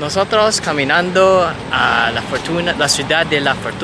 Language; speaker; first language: Spanish; non-native, learner; English